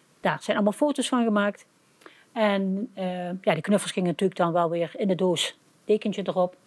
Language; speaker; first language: Dutch; native; Dutch